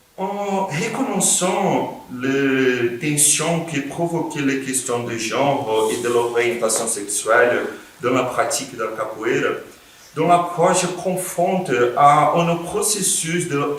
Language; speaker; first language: French; non-native, fluent; Portuguese